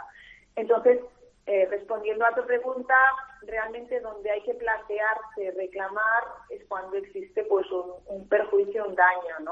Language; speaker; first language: Spanish; native; Spanish